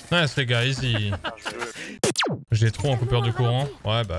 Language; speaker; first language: French; native; French